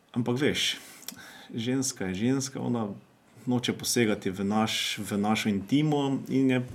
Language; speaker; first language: Slovenian; native; Slovenian